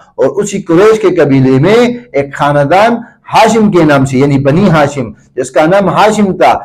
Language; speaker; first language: Urdu; non-native, local second language; Pashto